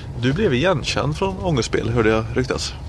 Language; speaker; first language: Swedish; native; Swedish